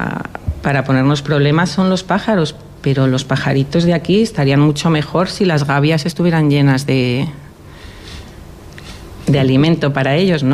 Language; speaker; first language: Spanish; native; Spanish